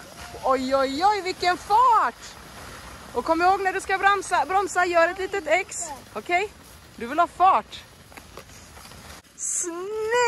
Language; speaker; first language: Swedish; native; Swedish